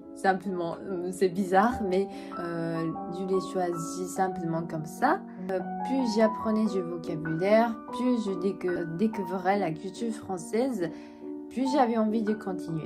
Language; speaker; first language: French; non-native, fluent; Japanese